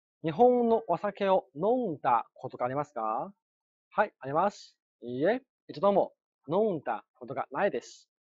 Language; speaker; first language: Japanese; non-native, fluent; Chinese